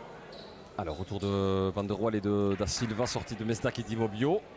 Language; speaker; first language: French; native; French